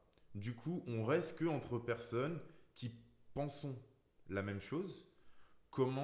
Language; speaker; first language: French; native; French